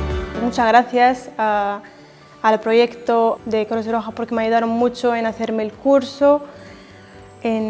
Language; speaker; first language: Spanish; non-native, fluent; Arabic